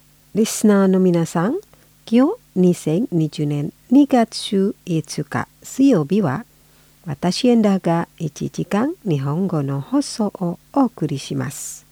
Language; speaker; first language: Japanese; non-native, fluent; Indonesian